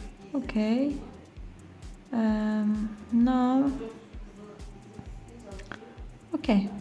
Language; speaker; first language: English; non-native, learner; Turkish